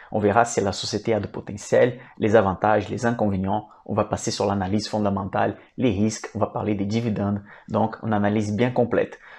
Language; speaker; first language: French; non-native, fluent; Portuguese